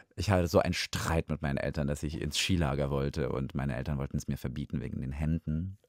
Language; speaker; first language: German; non-native, fluent; Russian